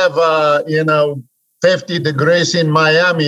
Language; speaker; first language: English; non-native, fluent; Polish